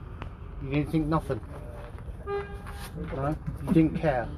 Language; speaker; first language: English; native; English